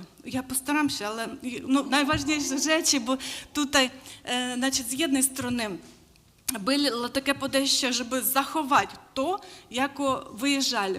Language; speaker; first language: Polish; non-native, learner; Ukrainian